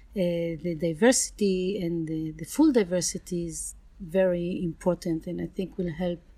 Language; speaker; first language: English; non-native, fluent; Hebrew